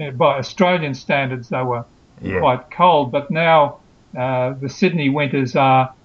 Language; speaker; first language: English; native; English